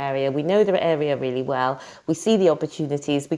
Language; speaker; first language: English; native; English